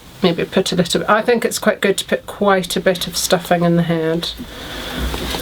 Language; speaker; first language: English; native; English